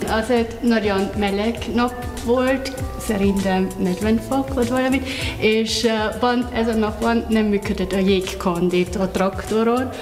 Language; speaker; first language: Hungarian; non-native, learner; German